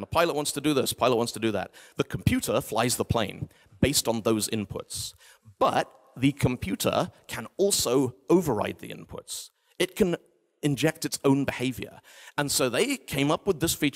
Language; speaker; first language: English; native; English